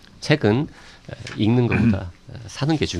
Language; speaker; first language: Korean; native; Korean